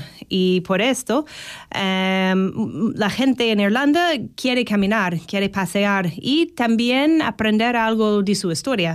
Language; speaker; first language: Spanish; non-native, fluent; English